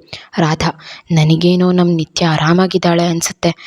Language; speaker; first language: Kannada; native; Kannada